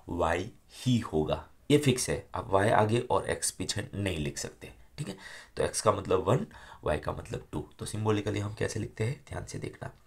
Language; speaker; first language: Hindi; non-native, local second language; Gujarati